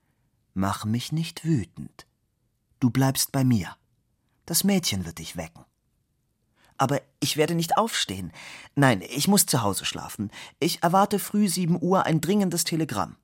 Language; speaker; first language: German; native; German